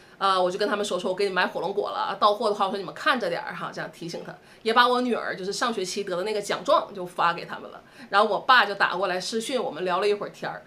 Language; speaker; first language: Chinese; native; Chinese